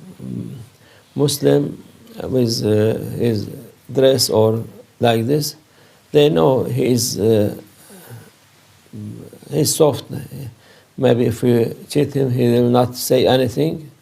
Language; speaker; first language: English; non-native, learner; Turkish